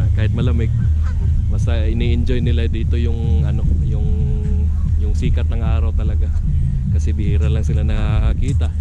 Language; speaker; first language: Filipino; non-native, local second language; Cebuano